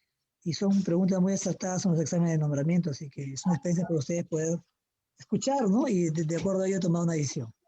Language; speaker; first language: Spanish; native; Spanish